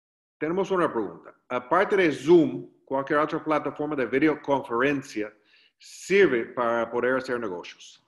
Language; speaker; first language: Spanish; non-native, learner; English